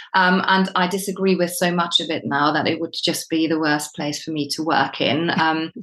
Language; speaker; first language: English; non-native, fluent; German